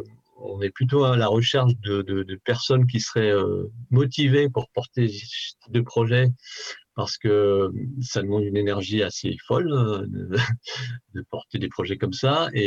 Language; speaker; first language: French; native; French